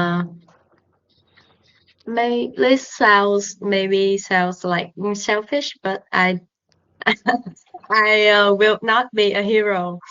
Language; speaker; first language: English; non-native, learner; Vietnamese